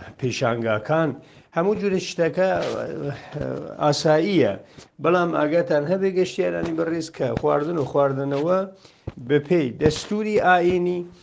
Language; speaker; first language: Central Kurdish; non-native, local second language; Southern Kurdish